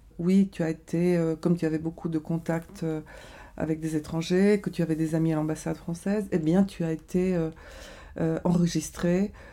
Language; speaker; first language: French; non-native, fluent; Bulgarian